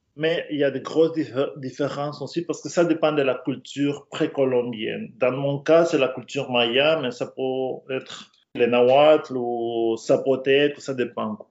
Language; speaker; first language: French; non-native, fluent; Spanish